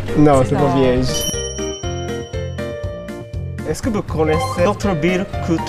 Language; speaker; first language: French; non-native, fluent; Japanese